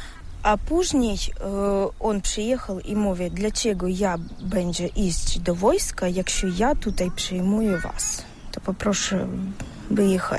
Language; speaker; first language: Ukrainian; non-native, local second language; Russian